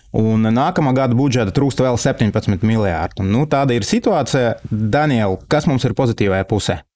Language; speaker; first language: Latvian; non-native, local second language; Russian